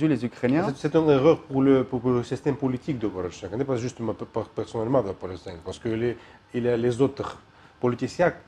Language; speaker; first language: French; non-native, learner; Ukrainian